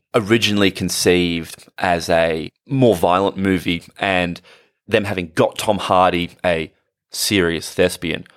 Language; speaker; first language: English; native; English